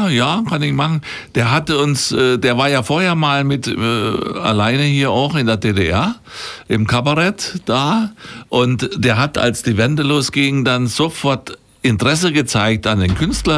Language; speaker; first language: German; native; German